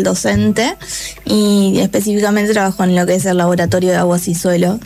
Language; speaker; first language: Spanish; native; Spanish